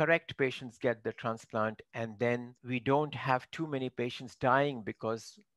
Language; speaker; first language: English; non-native, local second language; Marathi